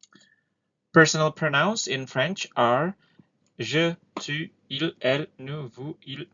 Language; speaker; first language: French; non-native, learner; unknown